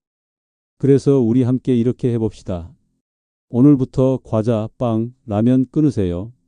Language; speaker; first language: Korean; native; Korean